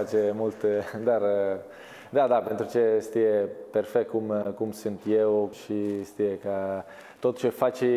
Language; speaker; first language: Romanian; non-native, learner; Italian